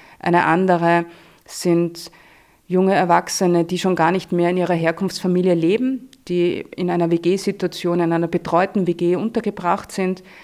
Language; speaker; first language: German; native; German